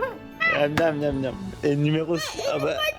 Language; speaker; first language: French; native; French